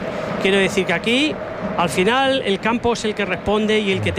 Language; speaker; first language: Spanish; native; Spanish